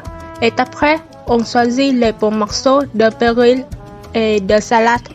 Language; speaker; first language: French; non-native, fluent; Vietnamese